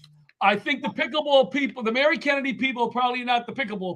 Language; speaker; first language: English; native; English